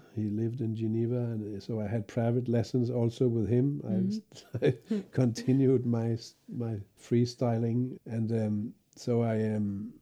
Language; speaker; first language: English; non-native, fluent; Danish